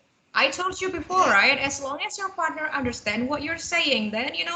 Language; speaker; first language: English; non-native, fluent; Indonesian